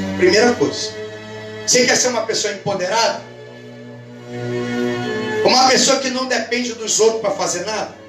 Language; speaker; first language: Portuguese; native; Portuguese